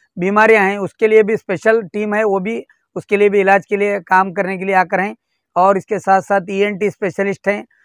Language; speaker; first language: Hindi; non-native, local second language; Urdu